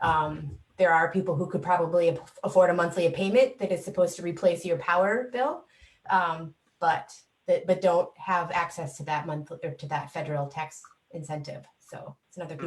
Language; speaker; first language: English; native; English